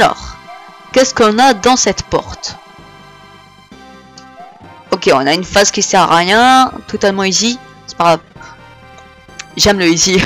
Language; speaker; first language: French; native; French